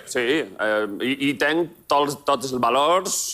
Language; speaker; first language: Catalan; non-native, local second language; Spanish